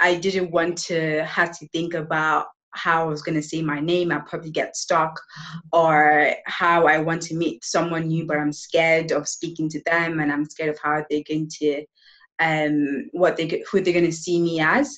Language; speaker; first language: English; non-native, local second language; Yoruba